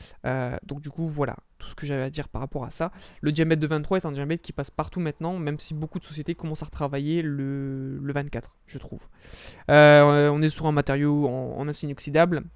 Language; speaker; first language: French; native; French